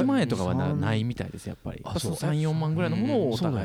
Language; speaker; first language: Japanese; native; Japanese